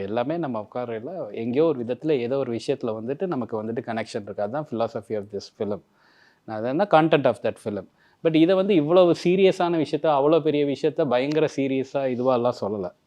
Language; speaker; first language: Tamil; native; Tamil